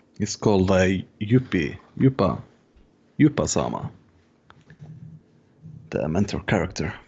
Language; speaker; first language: English; non-native, fluent; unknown